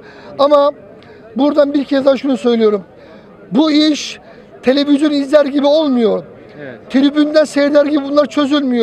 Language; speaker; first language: Turkish; native; Turkish